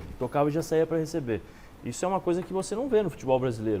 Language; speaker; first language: Portuguese; native; Portuguese